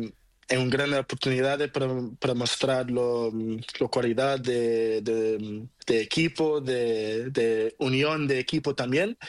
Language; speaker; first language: Spanish; non-native, learner; Portuguese